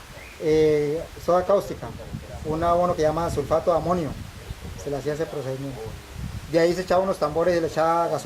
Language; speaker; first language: Spanish; native; Spanish